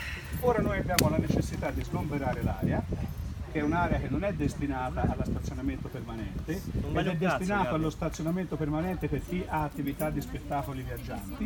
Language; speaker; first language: Italian; native; Italian